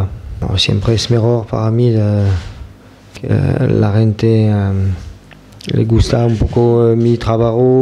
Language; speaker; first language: Spanish; non-native, fluent; French